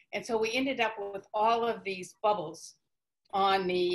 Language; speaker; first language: English; native; English